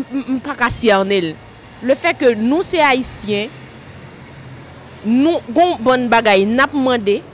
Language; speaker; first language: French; non-native, local second language; Haitian Creole